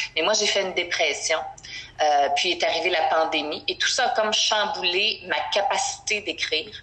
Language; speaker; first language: French; native; French